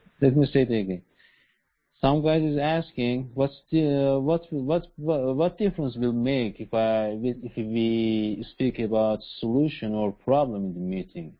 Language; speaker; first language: English; non-native, learner; Persian